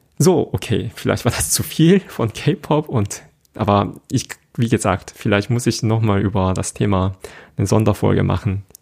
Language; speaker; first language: German; non-native, fluent; Korean